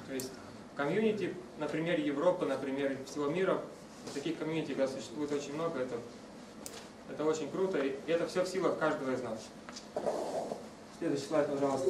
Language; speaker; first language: Russian; native; Russian